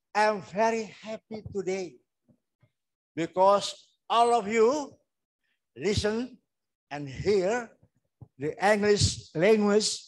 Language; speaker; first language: English; non-native, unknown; Indonesian